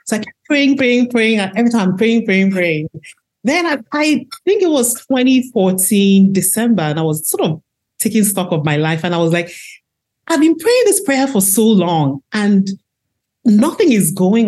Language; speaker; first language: English; non-native, local second language; Igbo